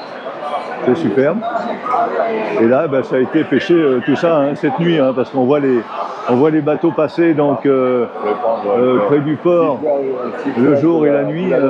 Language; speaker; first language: French; native; French